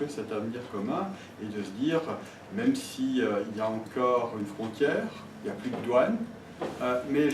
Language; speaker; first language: French; native; French